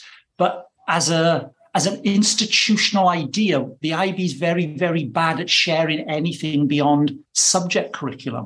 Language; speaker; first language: English; native; English